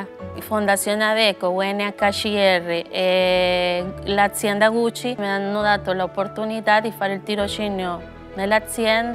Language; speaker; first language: Italian; non-native, learner; Spanish